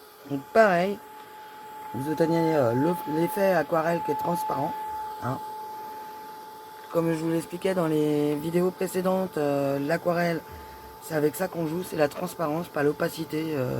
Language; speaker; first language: French; native; French